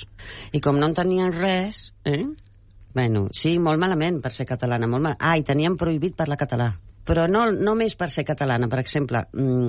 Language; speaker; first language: Catalan; non-native, local second language; Spanish